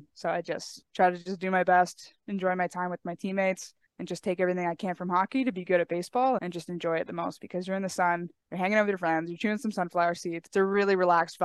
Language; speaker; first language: English; native; English